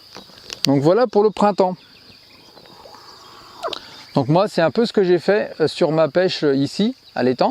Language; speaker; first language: French; native; French